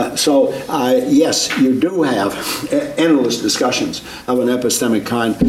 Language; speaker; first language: English; native; English